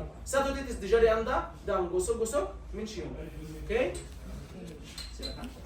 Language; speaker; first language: Indonesian; non-native, learner; Arabic